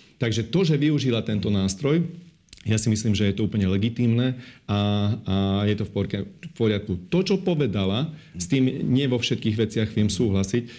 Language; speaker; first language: Slovak; non-native, local second language; Hungarian